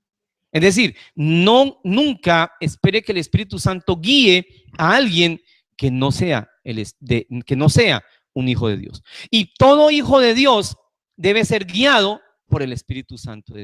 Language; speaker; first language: Spanish; native; Spanish